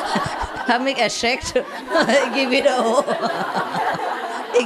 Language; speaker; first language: German; non-native, learner; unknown